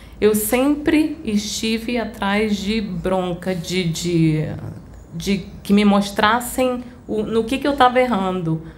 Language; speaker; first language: Portuguese; early bilingual, other home language; Spanish